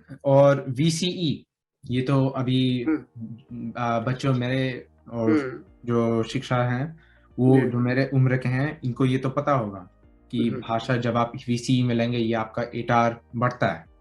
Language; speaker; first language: Hindi; early bilingual, heritage; Hindi